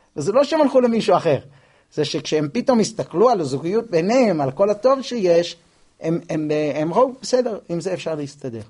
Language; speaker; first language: Hebrew; non-native, fluent; English